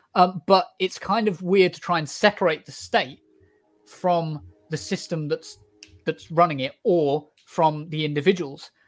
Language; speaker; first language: English; native; English